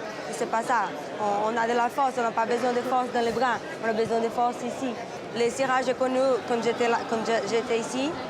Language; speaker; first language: French; non-native, fluent; Portuguese